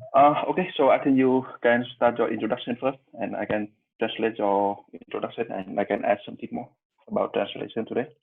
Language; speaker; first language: English; non-native, fluent; Vietnamese